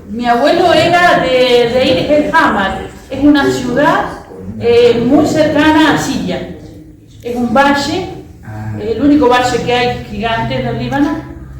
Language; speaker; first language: Spanish; native; Spanish